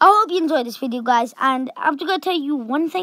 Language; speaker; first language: English; native; English